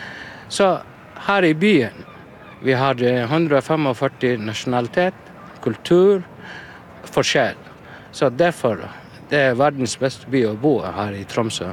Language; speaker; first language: Norwegian; non-native, learner; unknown